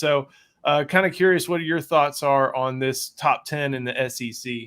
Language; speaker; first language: English; native; English